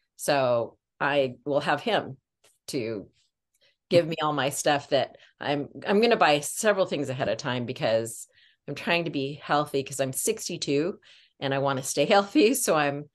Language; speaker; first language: English; native; English